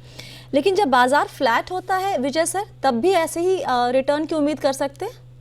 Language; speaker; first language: Hindi; native; Hindi